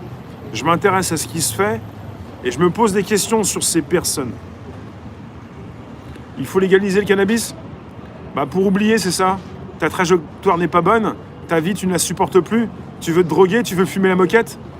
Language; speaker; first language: French; native; French